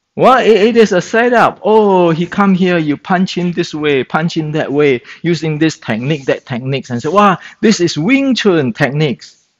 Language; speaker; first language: English; non-native, fluent; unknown